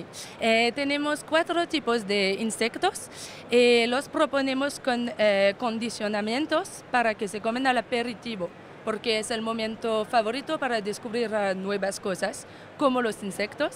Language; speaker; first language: Spanish; non-native, fluent; French